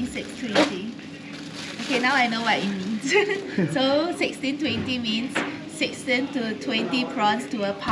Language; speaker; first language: English; non-native, fluent; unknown